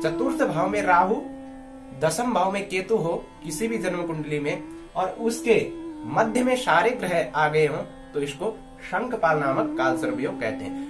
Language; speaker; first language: Hindi; native; Hindi